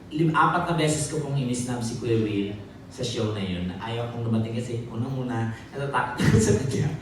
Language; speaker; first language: Filipino; native; Filipino